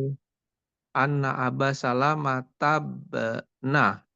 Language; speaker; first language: Arabic; non-native, learner; Indonesian